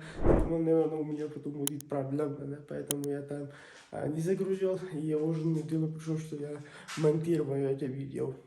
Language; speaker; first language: Russian; non-native, learner; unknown